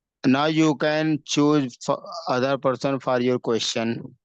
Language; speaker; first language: English; non-native, learner; Hindi